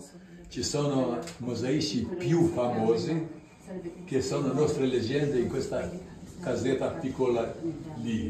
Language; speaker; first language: Italian; non-native, learner; Albanian